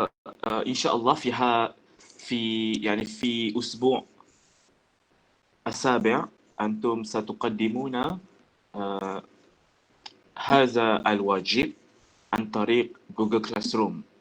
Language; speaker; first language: Arabic; non-native, fluent; Malay